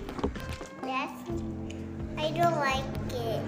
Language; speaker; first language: English; non-native, learner; Indonesian